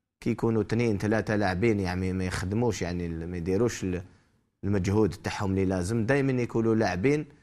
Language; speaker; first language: Arabic; native; Arabic